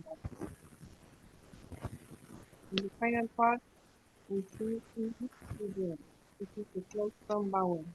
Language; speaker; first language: English; non-native, learner; Spanish